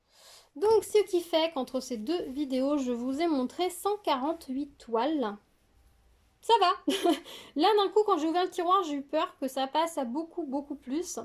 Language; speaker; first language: French; native; French